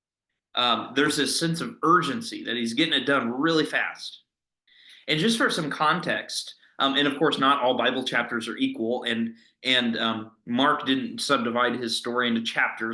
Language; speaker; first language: English; native; English